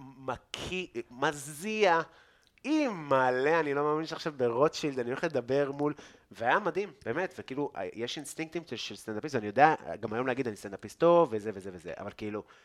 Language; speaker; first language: Hebrew; native; Hebrew